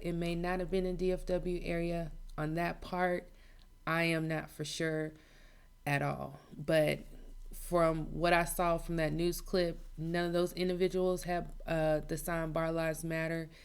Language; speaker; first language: English; native; English